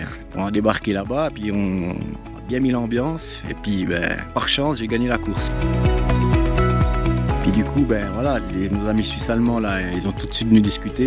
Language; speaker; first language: French; native; French